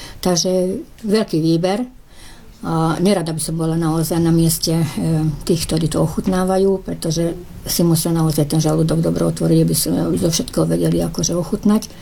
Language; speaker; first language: Slovak; early bilingual, heritage; Slovak